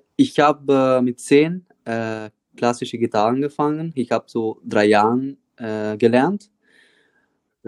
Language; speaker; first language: German; non-native, fluent; Italian